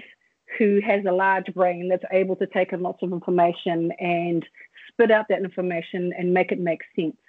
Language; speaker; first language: English; native; English